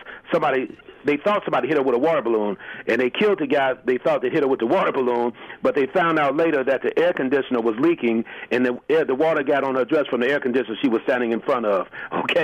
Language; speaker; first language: English; native; English